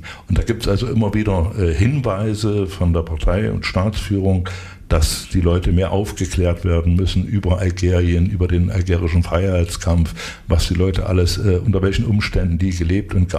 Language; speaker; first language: German; native; German